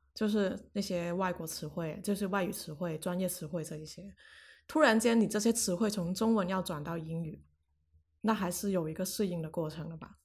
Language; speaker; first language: Chinese; non-native, local second language; Cantonese